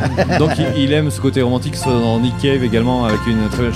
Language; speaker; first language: French; native; French